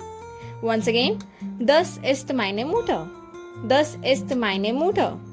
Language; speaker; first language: German; non-native, learner; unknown